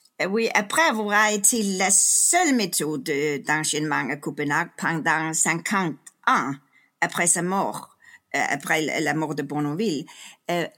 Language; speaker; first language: French; non-native, fluent; Danish